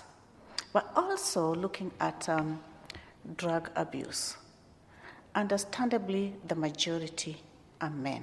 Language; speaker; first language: English; non-native, local second language; Luo (Kenya and Tanzania)